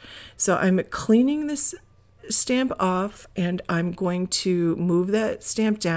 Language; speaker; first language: English; native; English